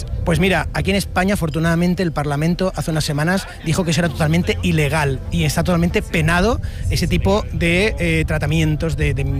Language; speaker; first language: Spanish; native; Spanish